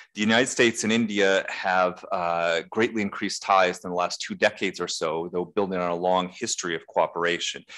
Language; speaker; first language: English; native; English